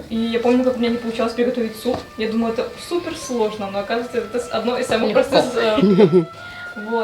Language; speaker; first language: Russian; native; Russian